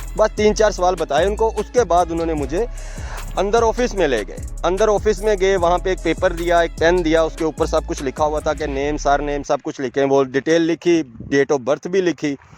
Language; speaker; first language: Urdu; non-native, local second language; Punjabi